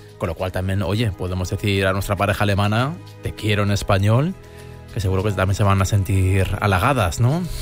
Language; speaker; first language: Spanish; native; Spanish